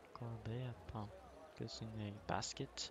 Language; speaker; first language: French; non-native, learner; English